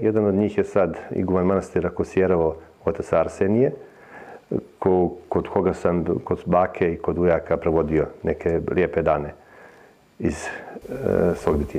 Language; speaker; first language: Serbian; native; Serbian